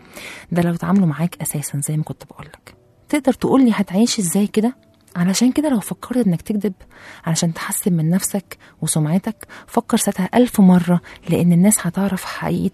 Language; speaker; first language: Arabic; native; Arabic